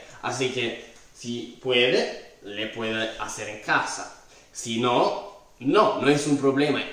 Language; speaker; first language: Spanish; non-native, fluent; Italian